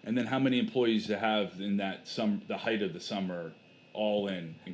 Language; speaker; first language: English; native; English